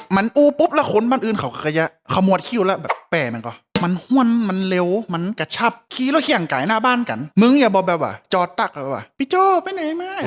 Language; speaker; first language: Thai; native; Thai